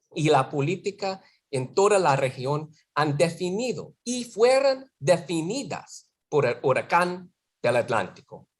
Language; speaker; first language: Spanish; non-native, fluent; English